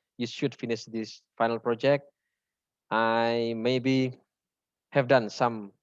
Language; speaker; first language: English; non-native, learner; Indonesian